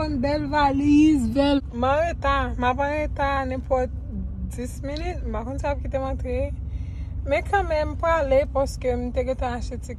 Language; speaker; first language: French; non-native, learner; Haitian Creole